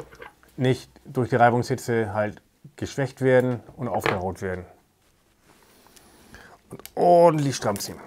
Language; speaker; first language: German; native; German